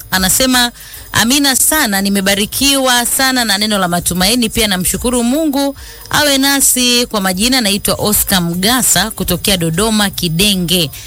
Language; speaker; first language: Swahili; native; Swahili